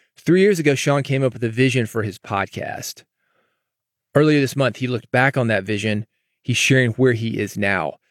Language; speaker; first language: English; native; English